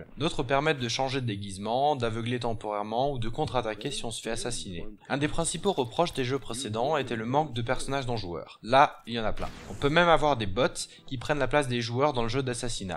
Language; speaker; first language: French; native; French